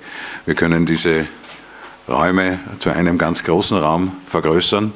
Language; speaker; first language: German; native; German